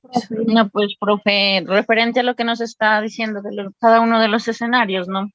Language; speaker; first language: Spanish; native; Spanish